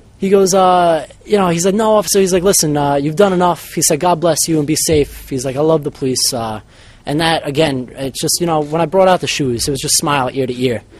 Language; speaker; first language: English; native; English